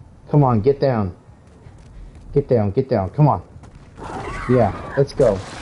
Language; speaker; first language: English; native; English